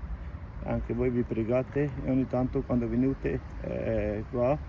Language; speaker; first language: Italian; non-native, learner; Urdu